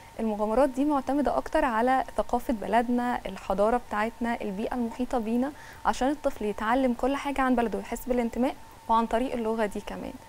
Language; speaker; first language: Arabic; native; Arabic